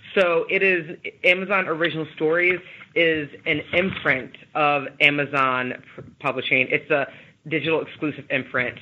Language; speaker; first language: English; native; English